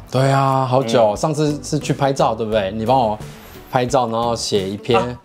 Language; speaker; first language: Chinese; native; Chinese